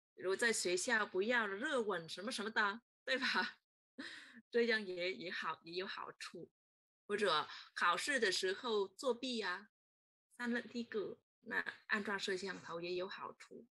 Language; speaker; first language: Chinese; non-native, fluent; Vietnamese